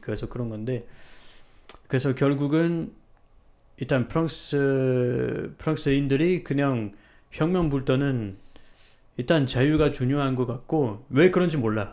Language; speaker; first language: Korean; non-native, fluent; French